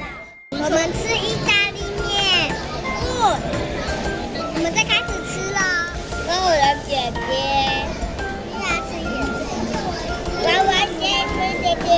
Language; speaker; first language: Chinese; early bilingual, other home language; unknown